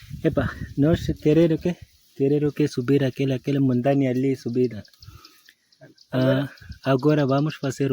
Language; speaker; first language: Portuguese; non-native, learner; Malayalam